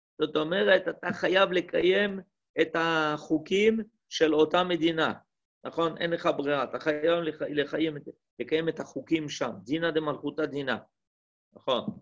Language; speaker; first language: Hebrew; non-native, fluent; French